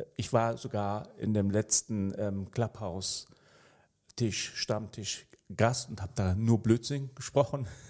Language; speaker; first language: German; native; German